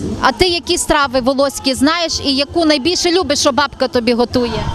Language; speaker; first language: Ukrainian; native; Ukrainian